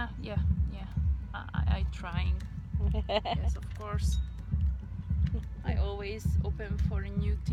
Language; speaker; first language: English; non-native, learner; Hungarian